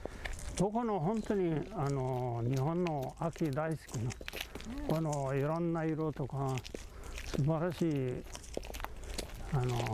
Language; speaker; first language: Japanese; non-native, learner; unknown